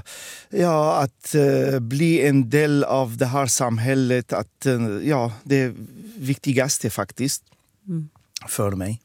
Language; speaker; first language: Swedish; non-native, fluent; Arabic